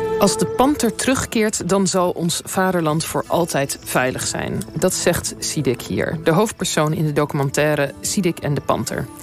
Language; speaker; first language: Dutch; native; Dutch